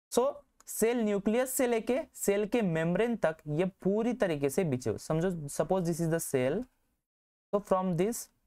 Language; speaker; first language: Hindi; non-native, local second language; Marathi